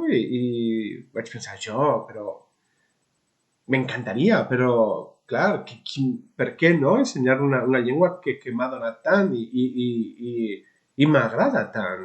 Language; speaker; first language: Catalan; non-native, local second language; Spanish